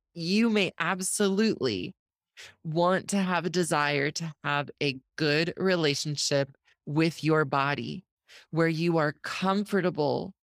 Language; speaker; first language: English; native; English